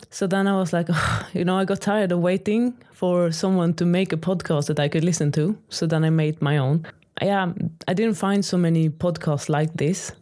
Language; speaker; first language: English; non-native, fluent; Swedish